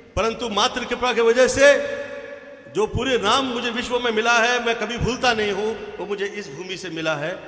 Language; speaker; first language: Hindi; non-native, local second language; Marathi